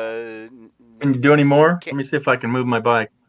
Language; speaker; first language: English; native; English